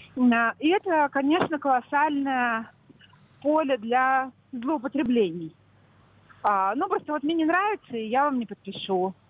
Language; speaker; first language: Russian; native; Russian